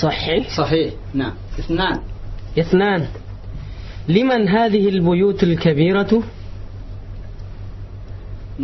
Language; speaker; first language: Arabic; non-native, learner; Indonesian